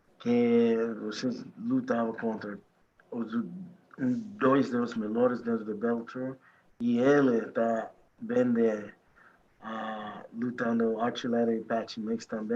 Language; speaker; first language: Portuguese; non-native, fluent; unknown